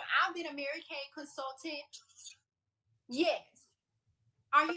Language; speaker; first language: English; native; English